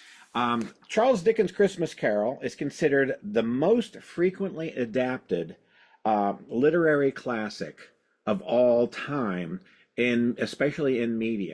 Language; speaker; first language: English; native; English